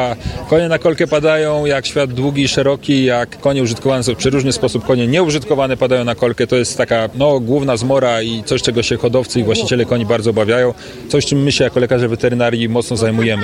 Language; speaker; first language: Polish; native; Polish